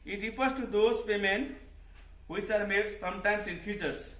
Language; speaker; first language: English; non-native, local second language; Nepali